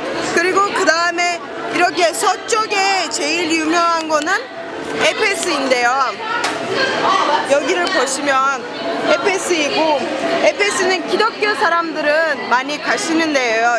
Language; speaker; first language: Korean; non-native, fluent; Turkish